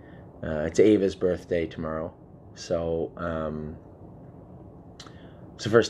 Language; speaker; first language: English; native; English